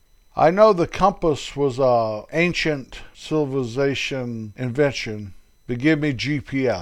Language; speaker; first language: English; native; English